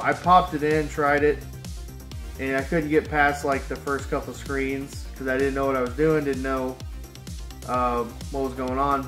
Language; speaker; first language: English; native; English